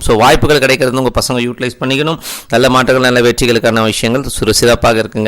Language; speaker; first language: Tamil; native; Tamil